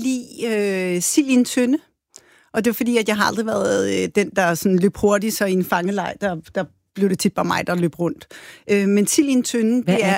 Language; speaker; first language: Danish; native; Danish